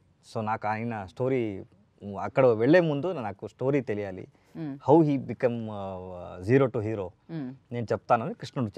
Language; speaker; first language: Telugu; non-native, learner; Kannada